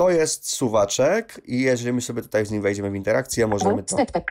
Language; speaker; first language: Polish; native; Polish